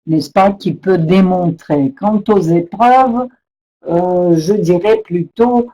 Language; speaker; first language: French; non-native, fluent; Russian